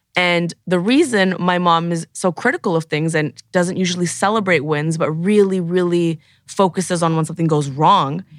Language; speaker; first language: English; native; English